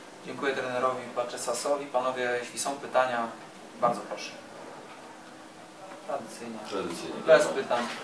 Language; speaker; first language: Polish; native; Polish